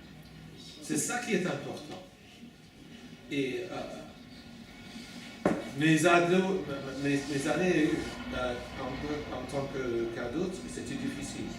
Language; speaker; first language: French; non-native, fluent; English